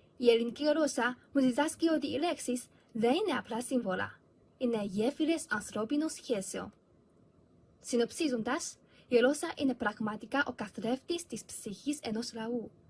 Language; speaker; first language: Greek; non-native, fluent; Chinese